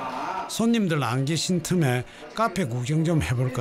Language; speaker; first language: Korean; native; Korean